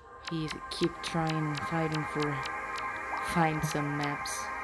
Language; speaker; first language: English; non-native, learner; Portuguese